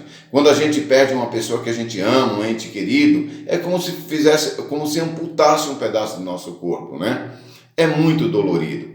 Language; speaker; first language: Portuguese; native; Portuguese